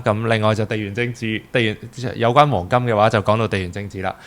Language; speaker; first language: Cantonese; native; Cantonese